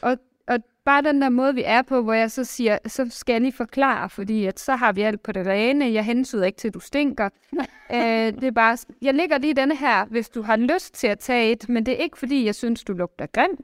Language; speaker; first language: Danish; native; Danish